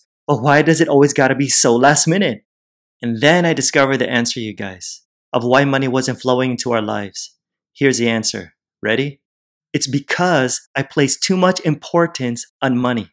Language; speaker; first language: English; native; English